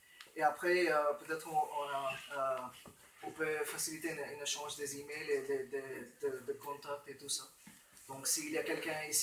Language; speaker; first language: French; non-native, fluent; Romanian